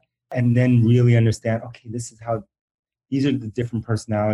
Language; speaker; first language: English; early bilingual, other home language; Spanish